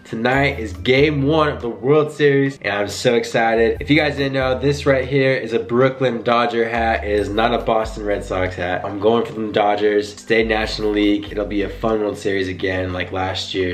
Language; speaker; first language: English; native; English